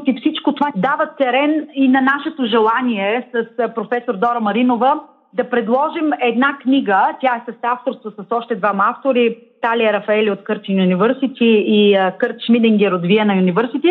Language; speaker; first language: Bulgarian; native; Bulgarian